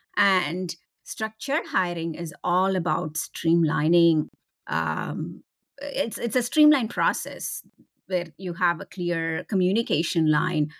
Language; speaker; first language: English; non-native, local second language; Tamil